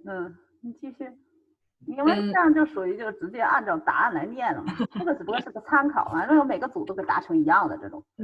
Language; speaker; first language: Chinese; native; Chinese